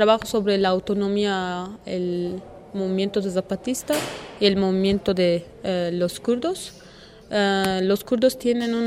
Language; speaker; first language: Spanish; non-native, learner; Kurdish